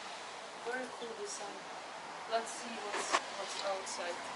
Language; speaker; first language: English; non-native, fluent; Russian